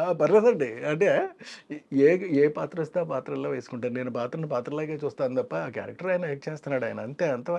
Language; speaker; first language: Telugu; native; Telugu